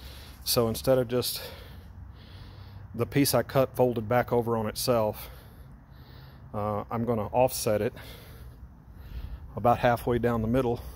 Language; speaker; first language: English; native; English